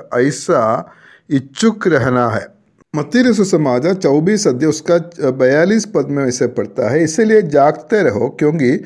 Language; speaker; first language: Hindi; non-native, local second language; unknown